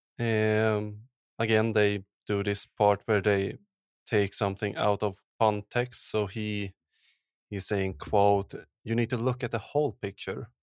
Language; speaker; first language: English; non-native, fluent; Swedish